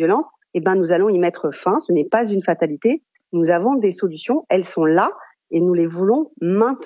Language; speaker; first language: French; native; French